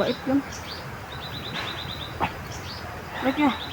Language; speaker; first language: Filipino; non-native, local second language; Cebuano